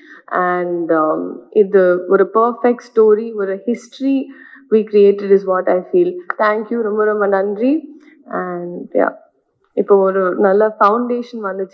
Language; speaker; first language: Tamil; non-native, fluent; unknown